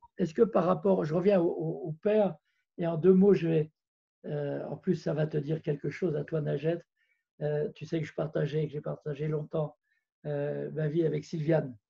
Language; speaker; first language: French; native; French